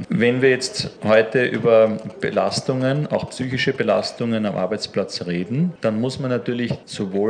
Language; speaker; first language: German; native; German